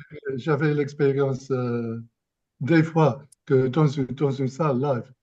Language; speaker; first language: French; non-native, fluent; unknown